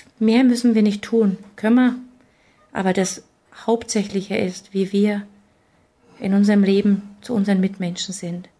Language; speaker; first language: German; early bilingual, other home language; Czech